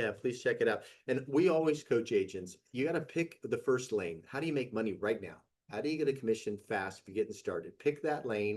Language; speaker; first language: English; native; English